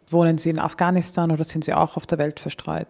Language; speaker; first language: German; early bilingual, other home language; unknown